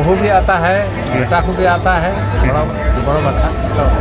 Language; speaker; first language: Hindi; non-native, local second language; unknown